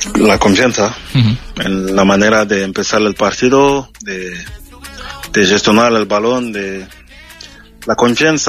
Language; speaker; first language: Spanish; non-native, fluent; French